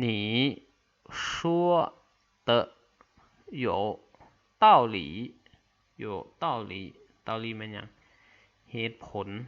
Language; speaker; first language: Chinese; non-native, fluent; Lao